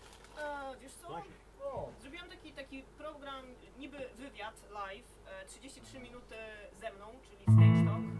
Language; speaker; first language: Polish; native; Polish